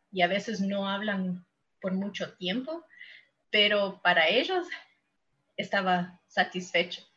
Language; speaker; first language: Spanish; non-native, fluent; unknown